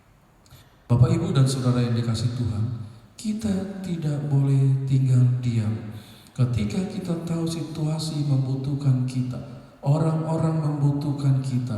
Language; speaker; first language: Indonesian; native; Indonesian